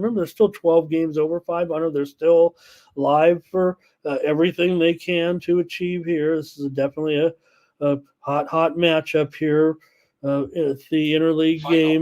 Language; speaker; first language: English; native; English